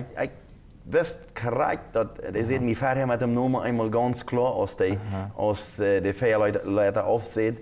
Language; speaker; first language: German; non-native, local second language; Plautdietsch